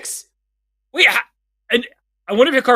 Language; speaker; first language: English; native; English